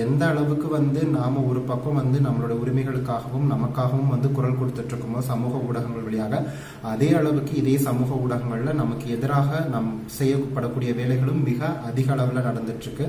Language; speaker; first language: Tamil; native; Tamil